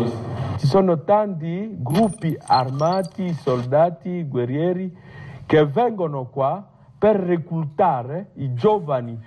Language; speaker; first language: Italian; non-native, fluent; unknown